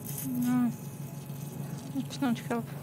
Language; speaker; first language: English; non-native, learner; Ukrainian